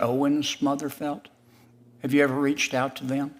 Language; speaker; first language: English; native; English